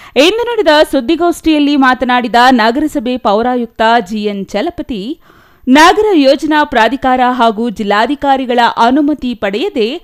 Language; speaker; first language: Kannada; native; Kannada